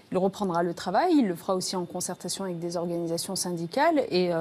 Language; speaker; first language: French; early bilingual, other home language; Riffian